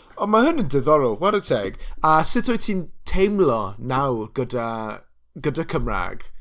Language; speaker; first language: Welsh; non-native, local second language; English